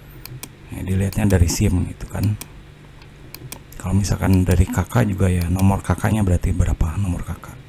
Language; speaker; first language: Indonesian; native; Indonesian